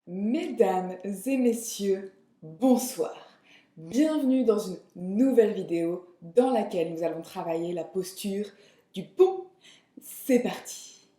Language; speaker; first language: French; native; French